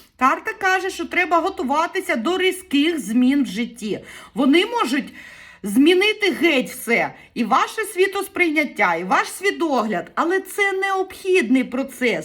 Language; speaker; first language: Ukrainian; native; Ukrainian